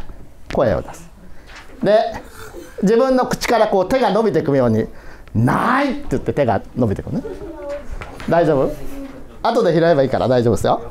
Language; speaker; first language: Japanese; native; Japanese